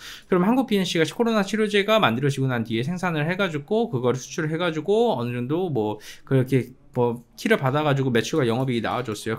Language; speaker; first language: Korean; native; Korean